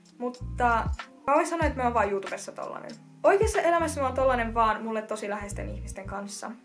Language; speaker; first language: Finnish; early bilingual, other home language; Russian